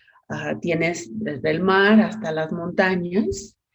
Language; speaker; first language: Spanish; non-native, fluent; English